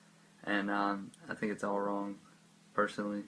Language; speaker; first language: English; native; English